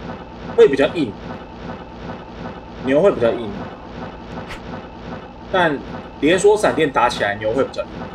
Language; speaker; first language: Chinese; native; Chinese